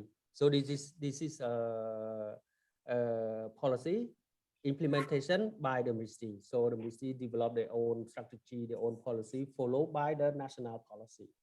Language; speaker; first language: English; non-native, learner; Khmer